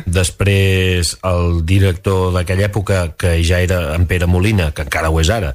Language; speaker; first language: Catalan; native; Catalan